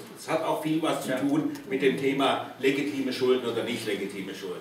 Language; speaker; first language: German; native; German